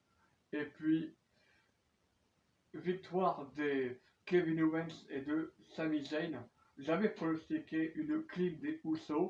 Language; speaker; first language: French; native; French